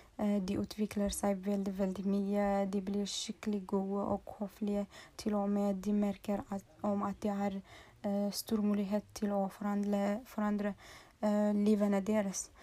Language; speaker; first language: Swedish; non-native, learner; Norwegian